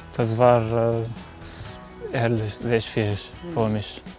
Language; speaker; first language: German; non-native, learner; Arabic